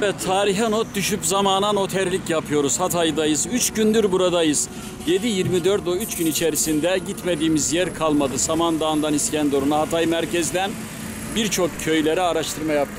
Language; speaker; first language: Turkish; native; Turkish